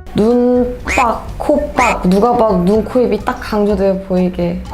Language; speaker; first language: Korean; native; Korean